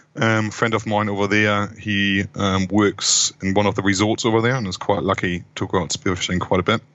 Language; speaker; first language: English; non-native, fluent; German